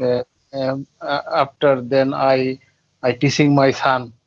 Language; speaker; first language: English; non-native, learner; Bangla